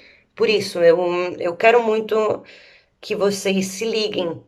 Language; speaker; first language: Portuguese; native; Portuguese